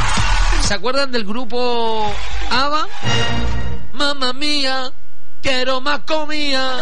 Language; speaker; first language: Spanish; native; Spanish